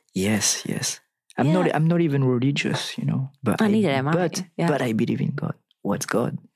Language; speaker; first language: English; non-native, fluent; French